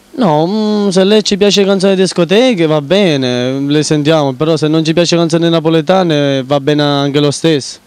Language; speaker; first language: Italian; native; Italian